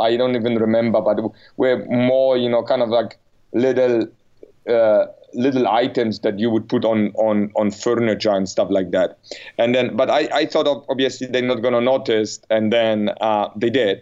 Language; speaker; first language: English; non-native, fluent; Polish